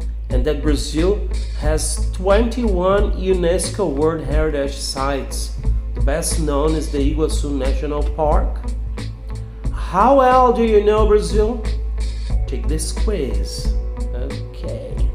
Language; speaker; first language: English; non-native, fluent; Portuguese